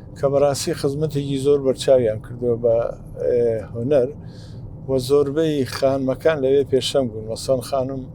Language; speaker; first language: Central Kurdish; native; Central Kurdish